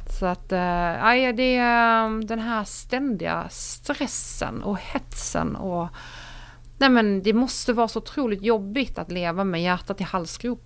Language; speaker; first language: Swedish; native; Swedish